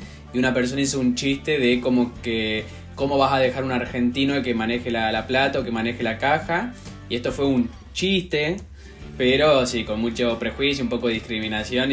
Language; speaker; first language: Spanish; native; Spanish